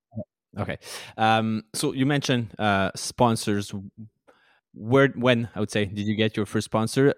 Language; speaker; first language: English; non-native, fluent; French